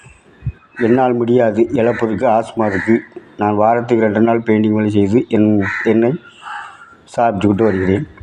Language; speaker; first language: Tamil; native; Tamil